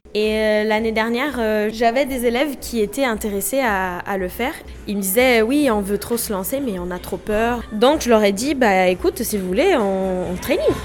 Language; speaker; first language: French; non-native, fluent; Portuguese